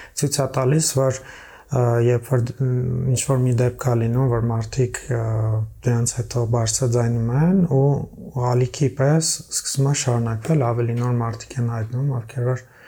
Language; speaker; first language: Armenian; native; Armenian